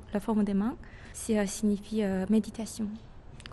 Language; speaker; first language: French; non-native, fluent; Japanese